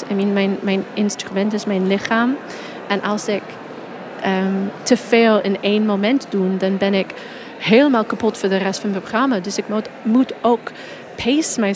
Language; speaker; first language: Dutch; non-native, fluent; English